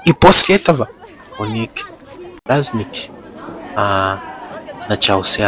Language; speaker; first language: Russian; non-native, learner; Bemba